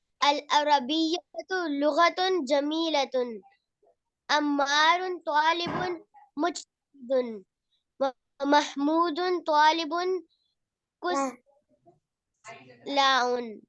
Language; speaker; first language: Arabic; non-native, learner; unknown